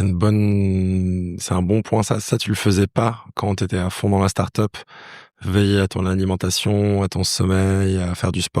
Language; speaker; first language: French; native; French